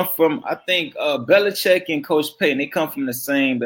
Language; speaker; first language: English; native; English